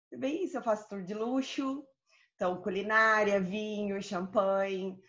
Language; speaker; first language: Portuguese; native; Portuguese